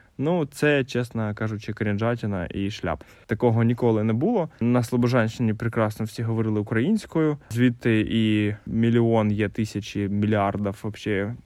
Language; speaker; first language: Ukrainian; non-native, local second language; Russian